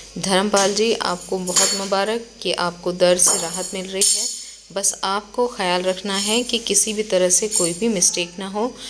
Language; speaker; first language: Hindi; native; Hindi